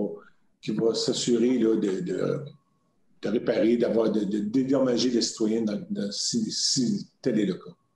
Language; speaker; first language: French; native; French